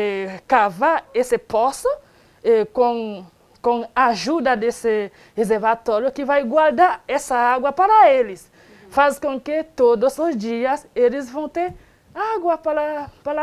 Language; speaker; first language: Portuguese; non-native, learner; Haitian Creole